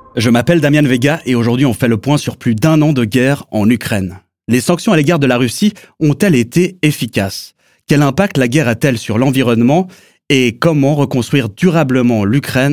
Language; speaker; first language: French; native; French